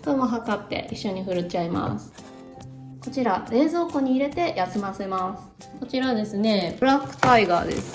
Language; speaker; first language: Japanese; native; Japanese